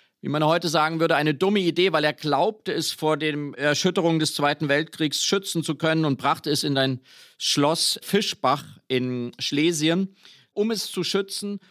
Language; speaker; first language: German; native; German